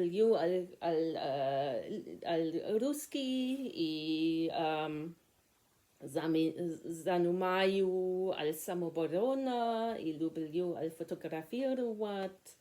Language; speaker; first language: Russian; non-native, learner; German